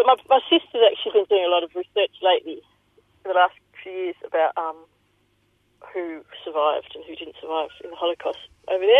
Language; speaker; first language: English; native; English